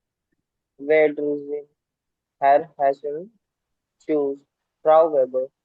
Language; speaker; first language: German; non-native, learner; Hindi